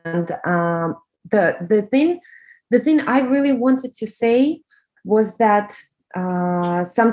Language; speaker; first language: English; non-native, fluent; Russian